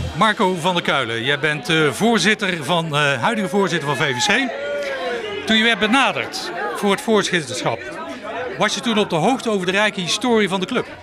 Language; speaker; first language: Dutch; native; Dutch